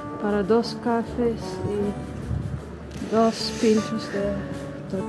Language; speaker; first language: Spanish; non-native, fluent; Dutch